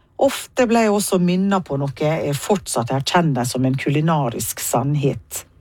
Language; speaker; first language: Norwegian; non-native, fluent; English